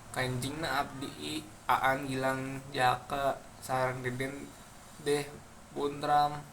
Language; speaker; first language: Sundanese; non-native, local second language; Indonesian